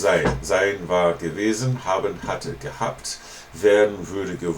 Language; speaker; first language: German; non-native, fluent; English